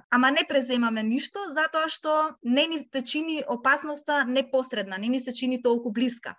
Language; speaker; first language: Macedonian; native; Macedonian